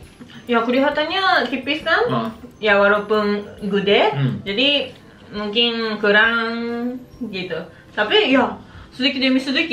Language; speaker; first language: Indonesian; non-native, learner; Japanese